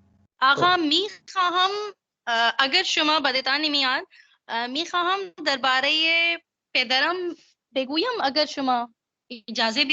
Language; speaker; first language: Persian; non-native, learner; Urdu